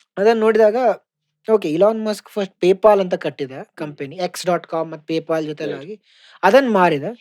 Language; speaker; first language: Kannada; native; Kannada